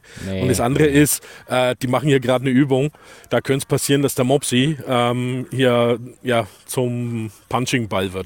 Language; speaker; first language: German; native; German